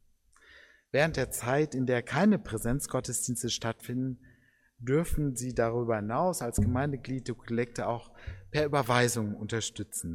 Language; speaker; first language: German; native; German